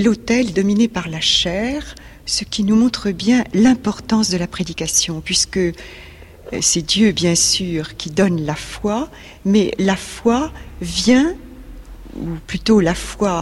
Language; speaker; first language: French; native; French